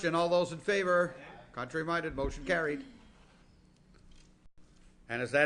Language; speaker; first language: English; native; English